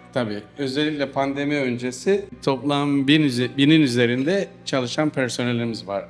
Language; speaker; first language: Turkish; native; Turkish